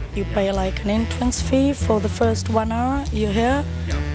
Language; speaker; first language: English; non-native, fluent; Czech